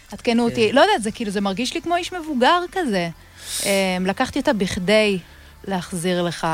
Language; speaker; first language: Hebrew; native; Hebrew